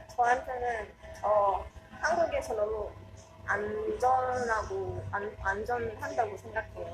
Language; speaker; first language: Korean; non-native, learner; Russian